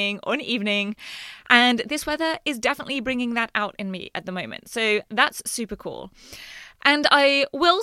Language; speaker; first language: English; native; English